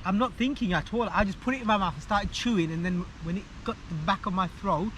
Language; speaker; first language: English; native; English